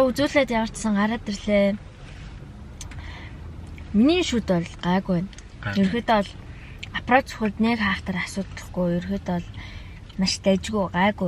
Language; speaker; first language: Mongolian; native; Mongolian